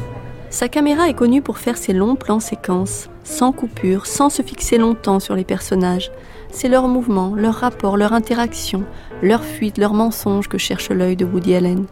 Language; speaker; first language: French; native; French